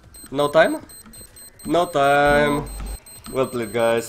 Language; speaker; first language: English; non-native, fluent; Romanian